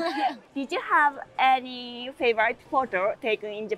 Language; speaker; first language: English; non-native, learner; Japanese